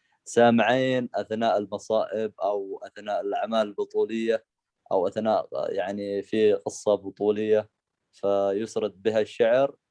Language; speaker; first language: Arabic; non-native, local second language; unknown